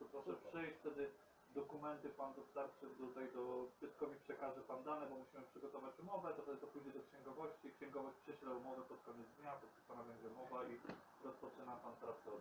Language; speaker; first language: Polish; native; Polish